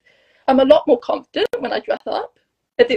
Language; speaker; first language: English; native; English